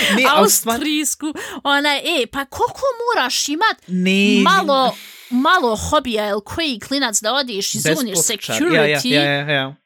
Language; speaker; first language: Bosnian; native; Bosnian